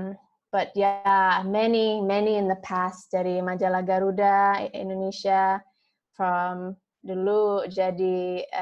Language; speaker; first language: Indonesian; non-native, fluent; English